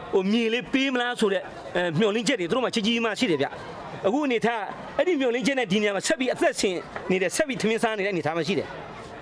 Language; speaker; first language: Burmese; non-native, local second language; S'gaw Karen